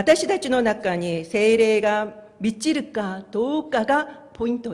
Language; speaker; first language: Japanese; non-native, fluent; Korean